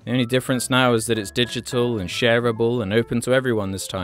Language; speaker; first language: English; native; English